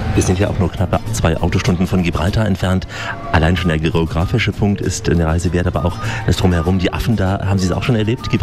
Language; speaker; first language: German; native; German